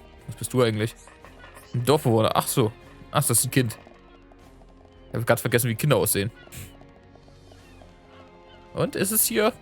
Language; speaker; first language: German; native; German